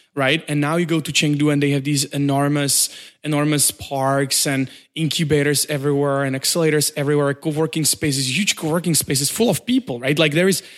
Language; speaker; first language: English; non-native, fluent; Czech